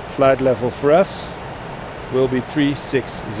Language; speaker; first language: English; non-native, fluent; Dutch